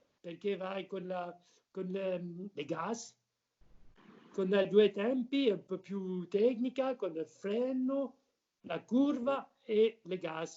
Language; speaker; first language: Italian; non-native, learner; French